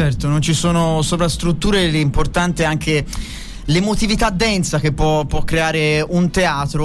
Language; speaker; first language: Italian; native; Italian